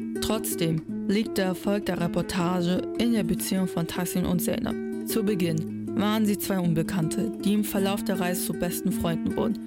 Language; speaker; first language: German; native; German